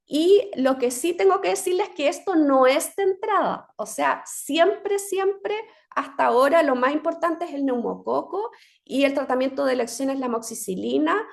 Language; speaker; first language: Spanish; native; Spanish